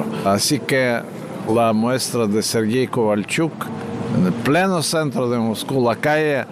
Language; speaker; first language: Spanish; non-native, fluent; Russian